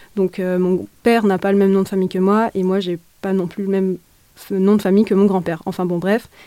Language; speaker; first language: French; native; French